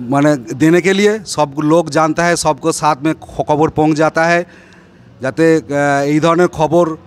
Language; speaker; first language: Hindi; non-native, local second language; Bangla